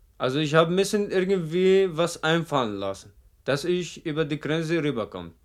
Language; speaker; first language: German; non-native, fluent; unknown